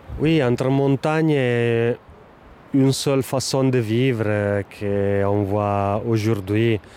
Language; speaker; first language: French; non-native, fluent; Italian